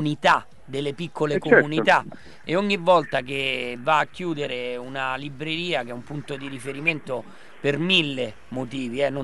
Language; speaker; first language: Italian; native; Italian